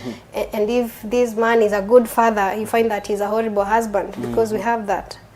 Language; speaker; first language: English; non-native, local second language; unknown